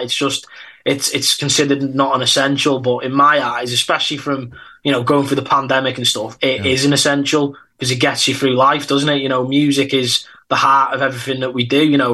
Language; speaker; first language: English; native; English